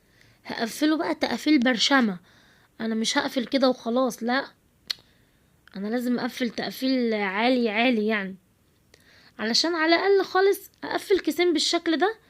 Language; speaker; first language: Arabic; native; Arabic